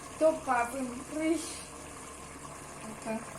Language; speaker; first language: Russian; early bilingual, other home language; Tajik